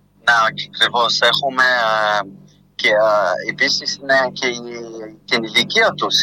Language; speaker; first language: Greek; non-native, fluent; French